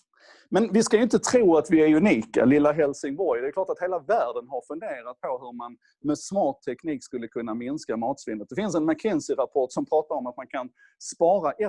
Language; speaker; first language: Swedish; native; Swedish